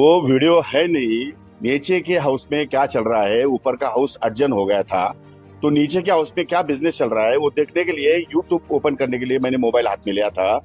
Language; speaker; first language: Hindi; non-native, local second language; Marathi